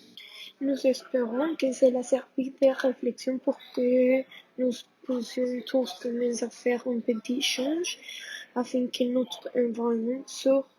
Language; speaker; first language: French; non-native, learner; Spanish